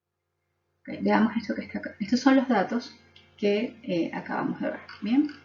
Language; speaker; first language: Spanish; native; Spanish